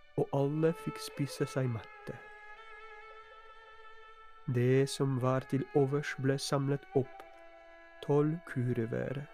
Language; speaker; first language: Norwegian; non-native, fluent; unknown